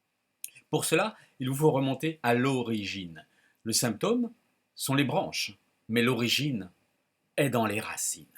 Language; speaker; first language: French; native; French